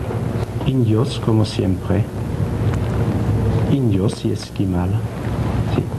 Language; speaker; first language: Spanish; non-native, learner; French